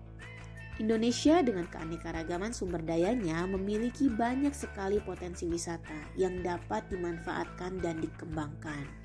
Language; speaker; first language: Indonesian; native; Indonesian